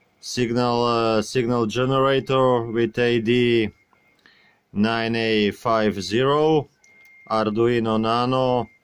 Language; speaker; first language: English; non-native, learner; Croatian